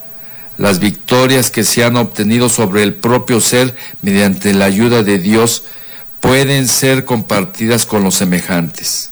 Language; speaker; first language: Spanish; native; Spanish